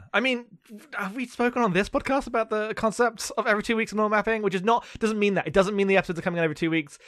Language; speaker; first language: English; native; English